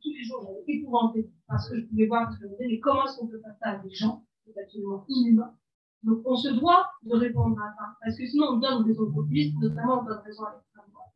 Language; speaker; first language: French; non-native, local second language; Arabic